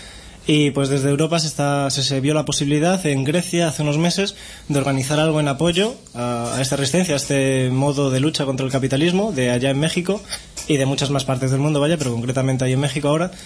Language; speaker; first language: Spanish; native; Spanish